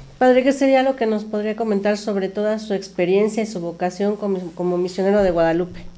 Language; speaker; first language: Spanish; native; Spanish